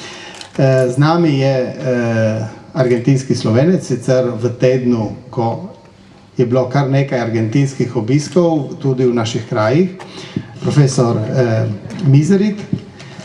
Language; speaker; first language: Slovenian; native; Slovenian